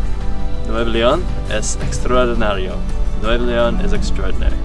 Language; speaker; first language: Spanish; non-native, learner; English